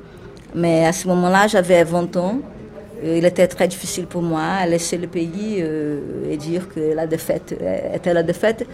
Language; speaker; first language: French; non-native, fluent; Portuguese